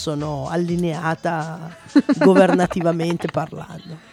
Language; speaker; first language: Italian; native; Italian